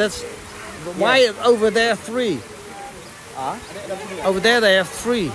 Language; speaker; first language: English; non-native, learner; Dutch